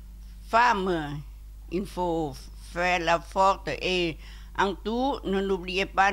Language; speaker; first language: French; non-native, learner; Lao